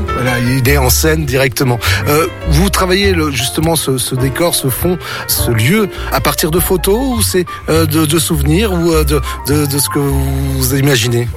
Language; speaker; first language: French; native; French